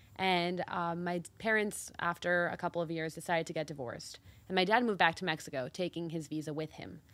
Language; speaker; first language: English; early bilingual, other home language; Spanish